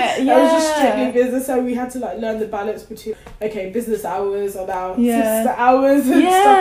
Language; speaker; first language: English; native; English